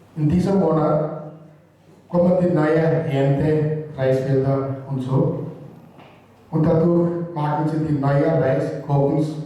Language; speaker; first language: German; non-native, learner; Tamil